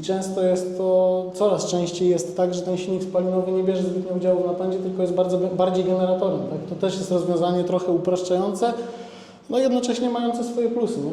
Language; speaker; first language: Polish; native; Polish